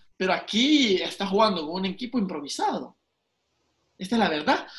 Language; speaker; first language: Spanish; native; Spanish